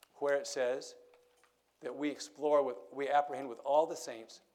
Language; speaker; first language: English; native; English